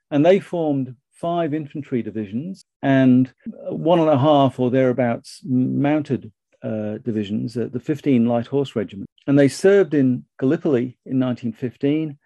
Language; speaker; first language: English; native; English